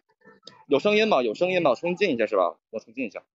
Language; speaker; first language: Chinese; native; Chinese